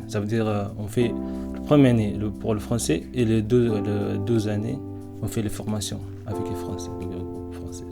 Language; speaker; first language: French; non-native, learner; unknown